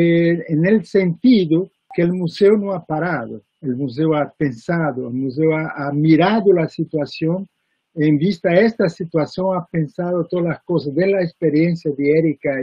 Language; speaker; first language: Spanish; non-native, fluent; Portuguese